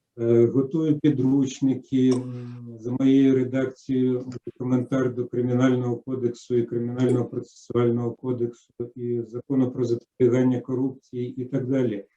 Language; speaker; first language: Ukrainian; native; Ukrainian